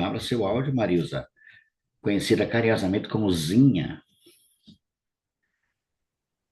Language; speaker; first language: Portuguese; native; Portuguese